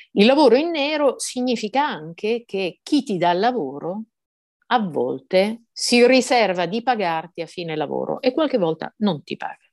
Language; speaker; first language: Italian; native; Italian